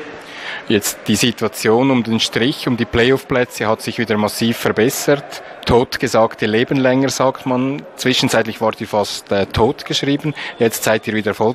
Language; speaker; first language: German; native; German